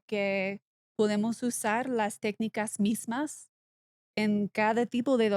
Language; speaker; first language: Spanish; non-native, learner; English